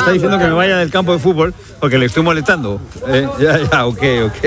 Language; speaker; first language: Spanish; native; Spanish